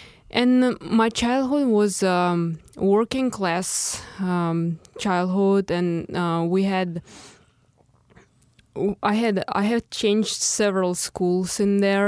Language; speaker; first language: English; non-native, fluent; Russian